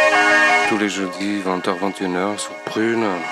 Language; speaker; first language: French; non-native, fluent; Portuguese